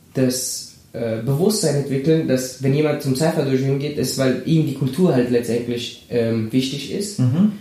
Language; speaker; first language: German; early bilingual, other home language; Spanish